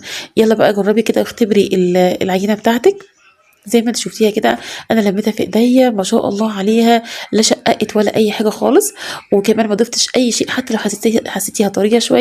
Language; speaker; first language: Arabic; native; Arabic